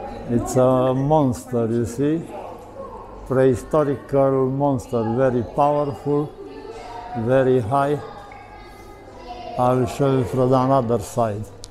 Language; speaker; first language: English; non-native, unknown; Romanian